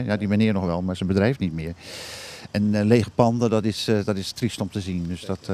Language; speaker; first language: Dutch; native; Dutch